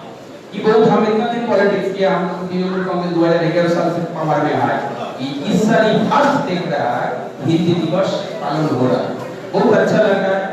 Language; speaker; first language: Hindi; non-native, local second language; Bangla